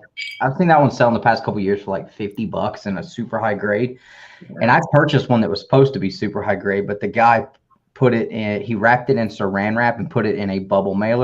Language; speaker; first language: English; native; English